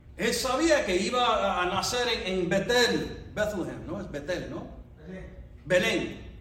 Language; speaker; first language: Spanish; non-native, fluent; English